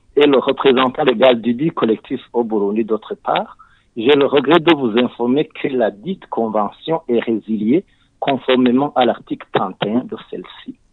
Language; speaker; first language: French; non-native, local second language; Rundi